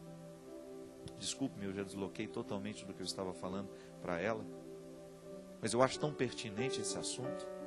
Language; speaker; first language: Portuguese; native; Portuguese